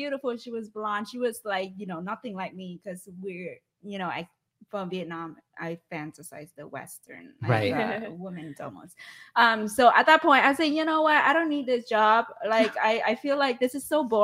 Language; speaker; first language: English; non-native, fluent; Vietnamese